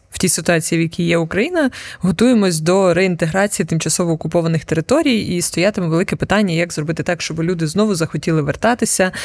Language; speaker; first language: Ukrainian; native; Ukrainian